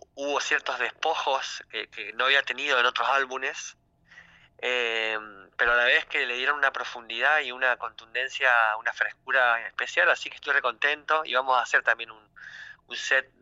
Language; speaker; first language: Spanish; native; Spanish